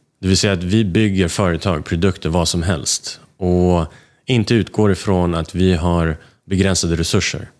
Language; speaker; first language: Swedish; early bilingual, other home language; Russian